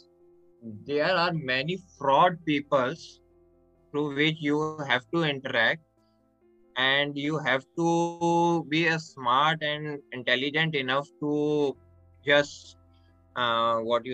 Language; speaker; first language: English; non-native, local second language; Hindi